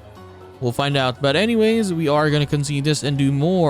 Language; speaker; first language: English; native; English